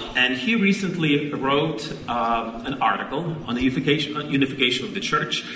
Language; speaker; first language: English; non-native, fluent; Ukrainian